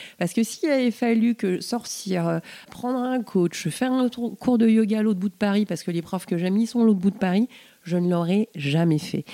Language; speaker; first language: French; native; French